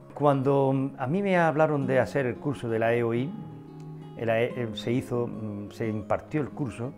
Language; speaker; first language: Spanish; native; Spanish